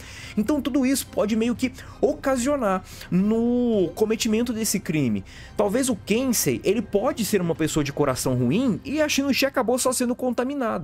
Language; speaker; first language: Portuguese; native; Portuguese